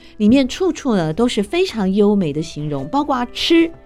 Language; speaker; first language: Chinese; native; Chinese